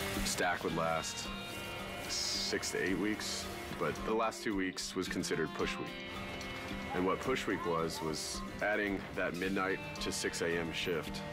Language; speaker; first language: English; native; English